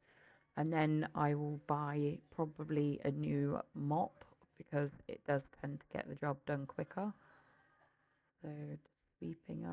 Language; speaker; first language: English; native; English